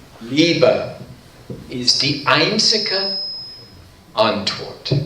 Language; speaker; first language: German; non-native, learner; English